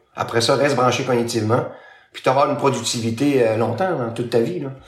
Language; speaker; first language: French; native; French